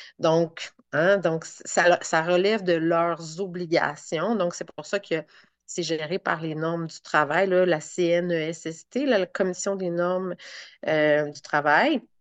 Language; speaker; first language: French; native; French